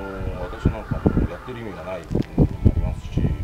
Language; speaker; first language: Japanese; native; Japanese